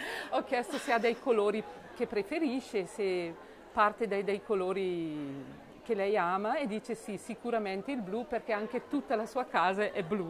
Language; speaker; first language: Italian; native; Italian